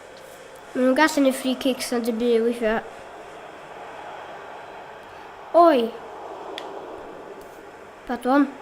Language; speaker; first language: Welsh; native; Welsh